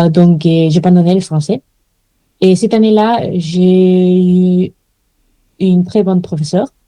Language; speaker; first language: French; non-native, fluent; Spanish